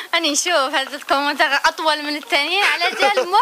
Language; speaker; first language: Arabic; native; Arabic